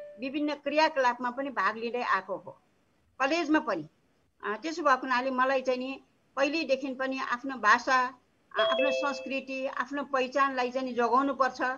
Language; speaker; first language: Nepali; non-native, local second language; Newari